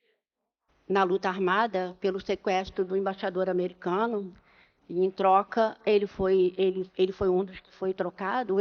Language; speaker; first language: Portuguese; native; Portuguese